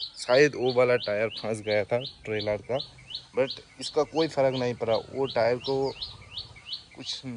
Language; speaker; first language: Hindi; non-native, local second language; Bangla